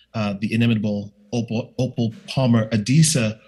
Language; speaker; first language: English; native; English